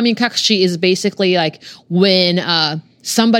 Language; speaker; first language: English; non-native, fluent; Japanese